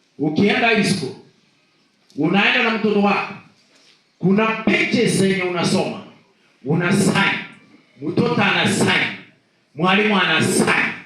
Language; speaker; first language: Swahili; non-native, local second language; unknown